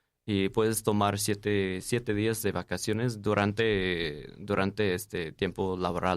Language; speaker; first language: Spanish; non-native, fluent; English